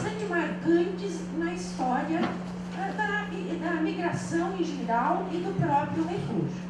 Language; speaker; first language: Portuguese; native; Portuguese